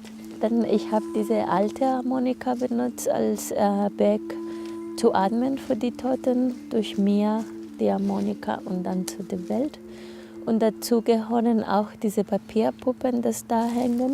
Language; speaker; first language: German; non-native, learner; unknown